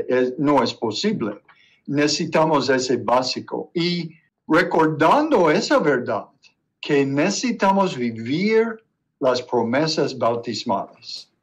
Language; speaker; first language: Spanish; non-native, learner; English